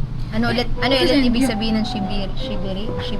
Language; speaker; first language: Filipino; native; Filipino